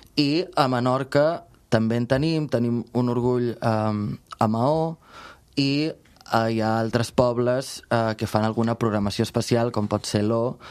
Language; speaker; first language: Catalan; native; Catalan